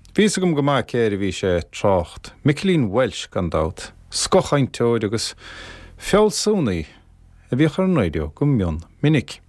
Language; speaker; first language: Irish; native; Irish